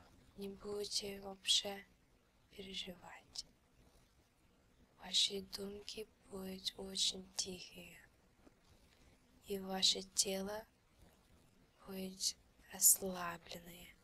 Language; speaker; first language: Russian; early bilingual, heritage; Russian